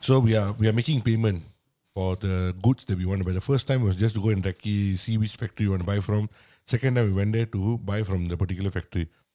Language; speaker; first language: English; non-native, local second language; Tamil